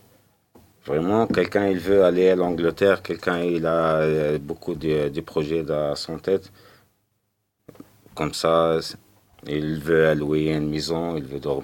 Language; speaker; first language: French; non-native, learner; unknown